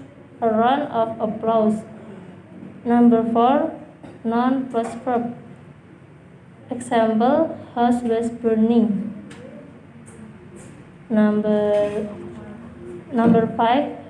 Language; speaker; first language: English; non-native, learner; Indonesian